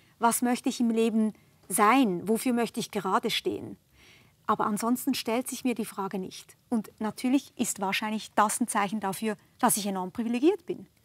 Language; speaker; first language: German; native; German